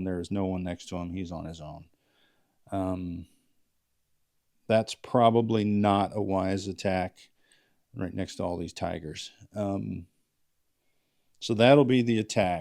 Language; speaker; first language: English; native; English